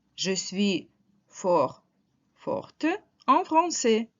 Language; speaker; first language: French; non-native, fluent; Russian